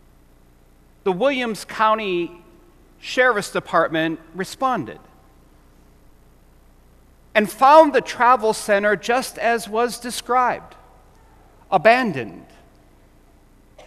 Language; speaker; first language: English; native; English